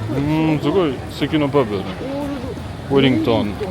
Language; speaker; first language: Japanese; non-native, fluent; French